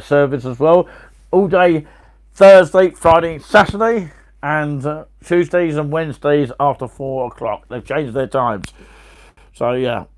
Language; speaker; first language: English; native; English